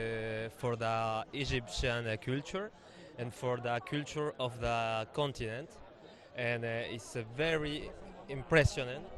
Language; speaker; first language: English; non-native, learner; French